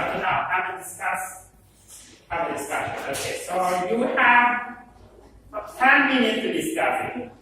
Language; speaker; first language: English; non-native, learner; Indonesian